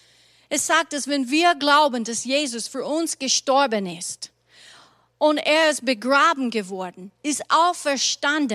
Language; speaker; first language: German; non-native, fluent; English